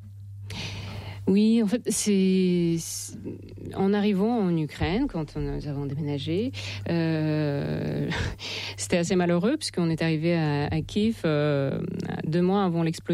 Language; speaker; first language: French; non-native, fluent; Russian